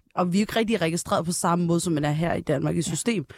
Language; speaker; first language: Danish; early bilingual, other home language; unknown